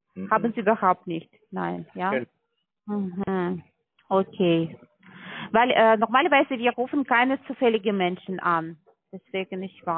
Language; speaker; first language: German; non-native, learner; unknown